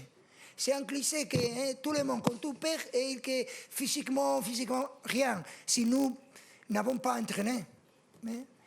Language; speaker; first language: French; non-native, fluent; Spanish